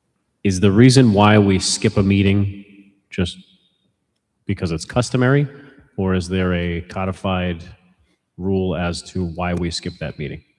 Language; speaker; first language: English; native; English